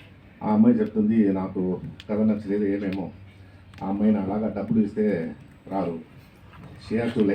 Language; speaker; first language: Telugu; non-native, fluent; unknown